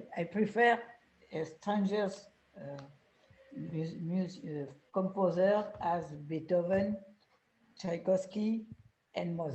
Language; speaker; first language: English; non-native, learner; French